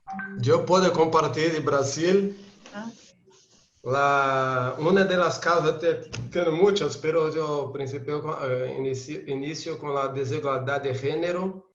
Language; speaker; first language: Spanish; non-native, fluent; Portuguese